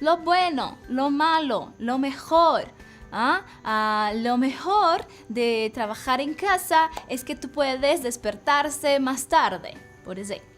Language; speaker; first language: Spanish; non-native, fluent; Portuguese